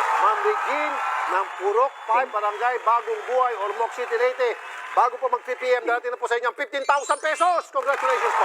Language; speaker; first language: Filipino; native; Filipino